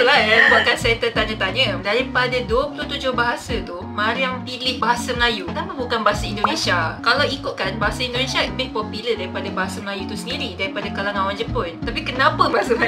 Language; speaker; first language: Malay; native; Malay